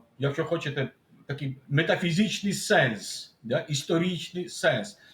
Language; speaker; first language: Ukrainian; non-native, fluent; Georgian